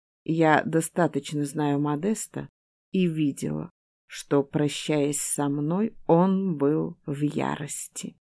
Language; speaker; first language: Russian; native; Russian